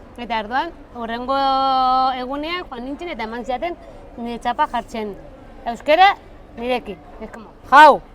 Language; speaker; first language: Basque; early bilingual, other home language; Spanish